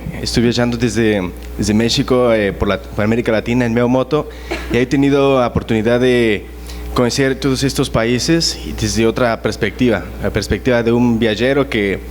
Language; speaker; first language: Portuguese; non-native, learner; Spanish